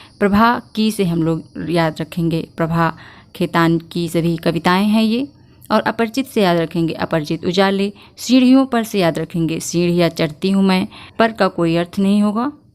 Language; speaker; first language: Hindi; native; Hindi